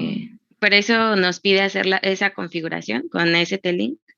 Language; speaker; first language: Spanish; native; Spanish